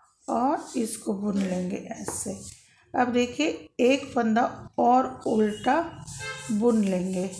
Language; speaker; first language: Hindi; native; Hindi